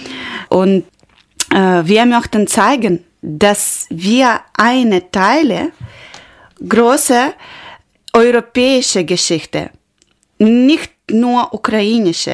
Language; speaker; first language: German; non-native, learner; Ukrainian